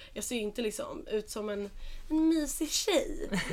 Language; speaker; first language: Swedish; native; Swedish